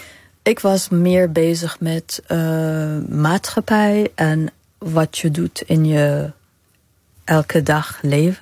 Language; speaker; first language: Dutch; non-native, fluent; Arabic